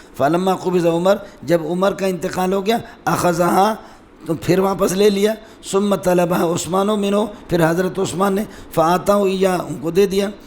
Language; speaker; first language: Urdu; non-native, local second language; Brahui